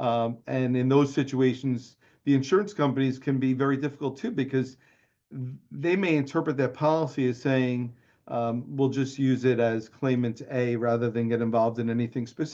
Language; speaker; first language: English; native; English